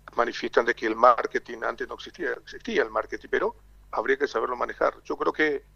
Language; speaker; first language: Spanish; native; Spanish